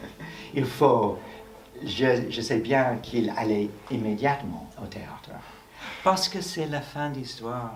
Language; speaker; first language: French; non-native, fluent; English